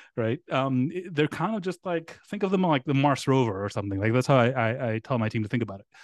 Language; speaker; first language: English; non-native, fluent; Greek